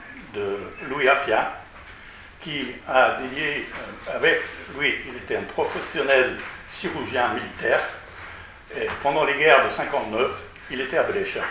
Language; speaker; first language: French; non-native, fluent; Italian